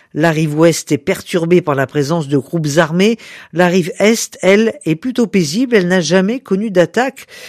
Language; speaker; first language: French; native; French